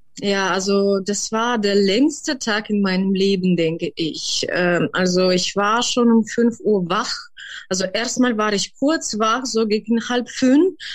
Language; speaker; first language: German; non-native, fluent; Ukrainian